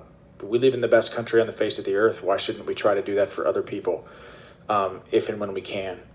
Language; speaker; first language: English; native; English